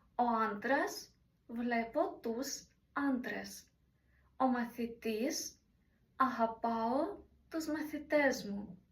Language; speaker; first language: Greek; non-native, fluent; Ukrainian